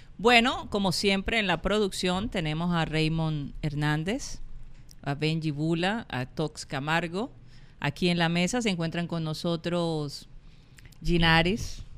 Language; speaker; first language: Spanish; native; Spanish